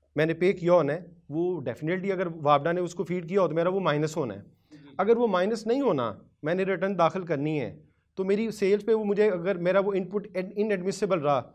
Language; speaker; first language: Urdu; non-native, local second language; Punjabi